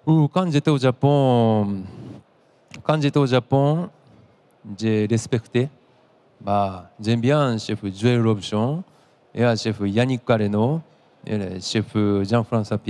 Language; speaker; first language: French; non-native, learner; Japanese